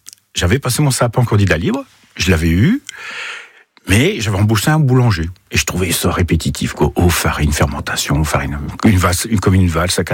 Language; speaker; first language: French; native; French